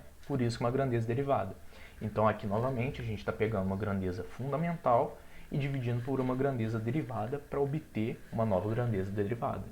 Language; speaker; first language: Portuguese; native; Portuguese